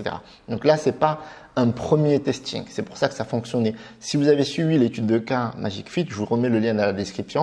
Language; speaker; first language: French; native; French